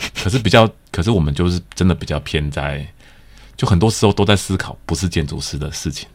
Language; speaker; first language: Chinese; native; Chinese